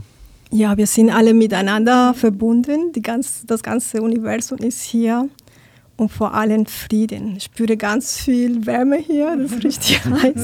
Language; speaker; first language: German; non-native, fluent; Spanish